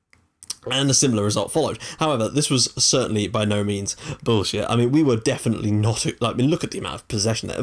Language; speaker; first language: English; native; English